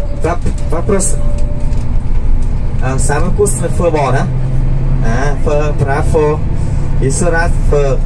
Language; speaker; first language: Russian; non-native, learner; Vietnamese